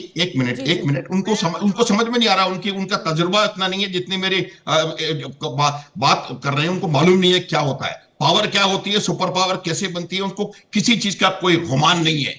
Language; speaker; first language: Hindi; native; Hindi